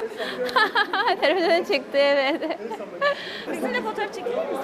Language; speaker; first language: Turkish; non-native, fluent; Korean